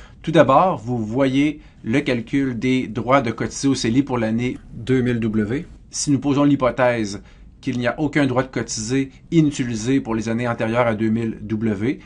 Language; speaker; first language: French; native; French